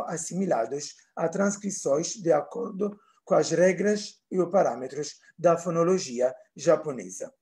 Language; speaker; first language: Portuguese; non-native, fluent; Italian